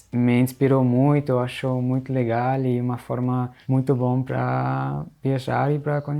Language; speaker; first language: Portuguese; non-native, fluent; German